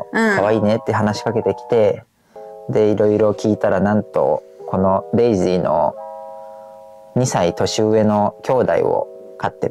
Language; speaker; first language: Japanese; native; Japanese